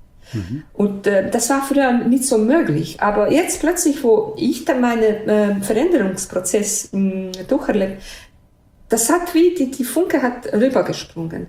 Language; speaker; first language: German; non-native, fluent; Bosnian